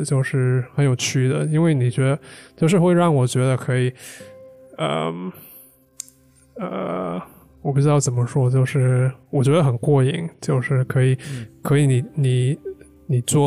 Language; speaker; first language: Chinese; non-native, fluent; English